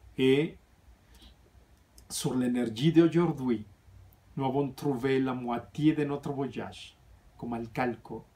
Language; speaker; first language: French; non-native, fluent; Spanish